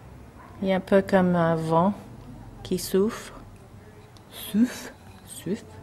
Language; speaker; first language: French; non-native, learner; English